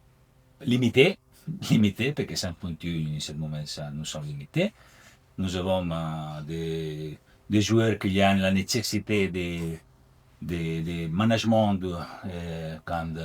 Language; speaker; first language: French; non-native, learner; Italian